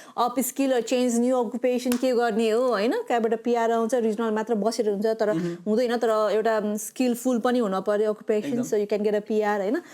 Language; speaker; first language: Nepali; native; Nepali